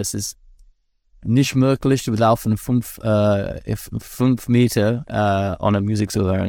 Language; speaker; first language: German; non-native, learner; English